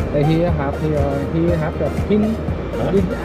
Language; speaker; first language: English; non-native, learner; Vietnamese